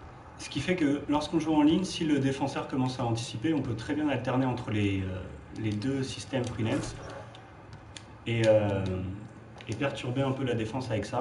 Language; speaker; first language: French; native; French